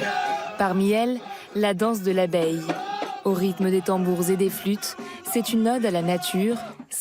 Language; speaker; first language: French; native; French